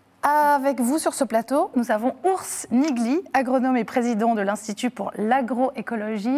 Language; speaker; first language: French; native; French